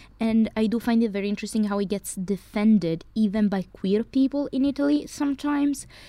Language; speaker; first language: English; non-native, fluent; Italian